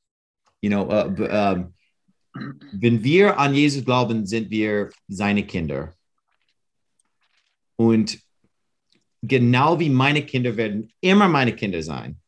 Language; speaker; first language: German; non-native, learner; English